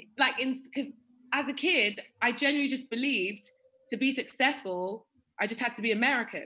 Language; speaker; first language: English; native; English